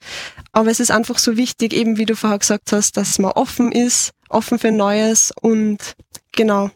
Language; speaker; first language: German; native; German